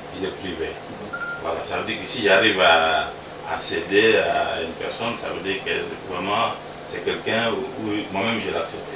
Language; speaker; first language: French; non-native, local second language; Lingala